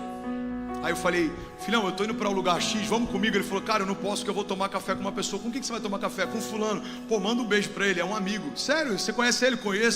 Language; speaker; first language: Portuguese; native; Portuguese